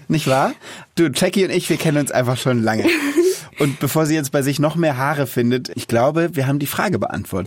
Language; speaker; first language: German; native; German